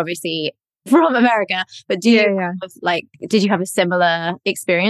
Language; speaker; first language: English; native; English